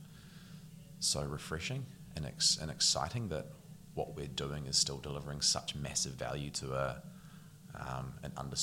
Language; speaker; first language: English; native; English